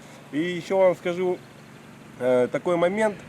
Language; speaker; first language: Russian; native; Russian